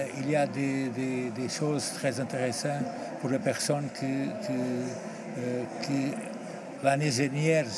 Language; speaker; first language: French; non-native, learner; Portuguese